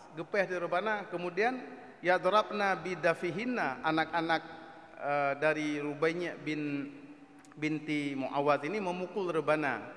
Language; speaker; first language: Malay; non-native, local second language; Achinese